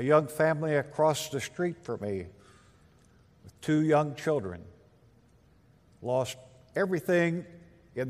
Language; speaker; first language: English; native; English